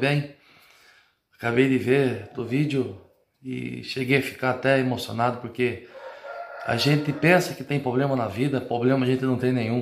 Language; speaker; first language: Portuguese; native; Portuguese